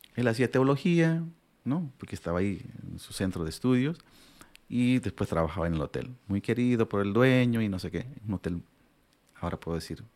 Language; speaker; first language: Spanish; non-native, local second language; Aymara